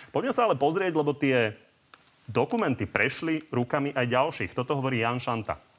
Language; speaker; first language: Slovak; native; Slovak